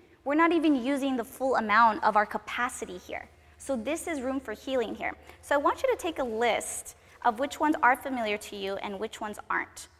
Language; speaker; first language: English; early bilingual, other home language; Spanish